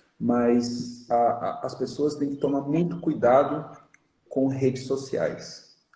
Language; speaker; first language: Portuguese; native; Portuguese